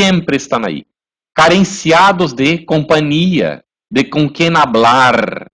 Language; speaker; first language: Spanish; non-native, fluent; Portuguese